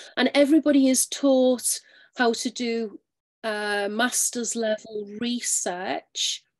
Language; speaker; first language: English; native; English